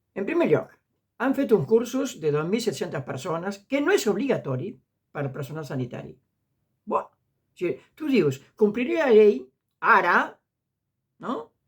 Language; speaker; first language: Catalan; non-native, fluent; Spanish